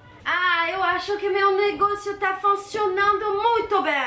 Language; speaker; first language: Portuguese; non-native, fluent; French